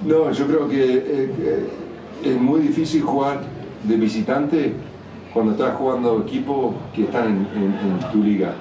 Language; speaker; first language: Spanish; early bilingual, heritage; English